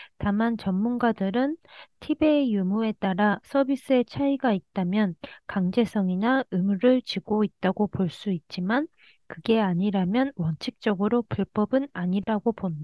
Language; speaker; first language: Korean; early bilingual, heritage; Korean